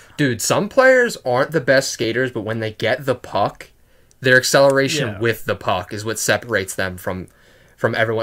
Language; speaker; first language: English; native; English